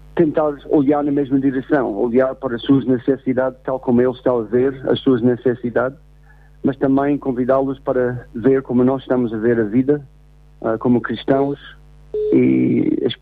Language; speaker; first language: Portuguese; non-native, fluent; English